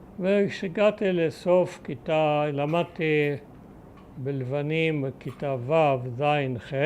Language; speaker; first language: Hebrew; early bilingual, other home language; German